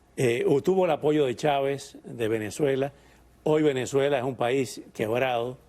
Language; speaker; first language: Spanish; native; Spanish